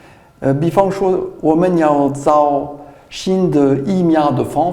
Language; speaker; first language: Chinese; non-native, learner; French